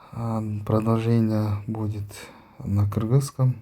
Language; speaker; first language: Russian; non-native, local second language; Kyrgyz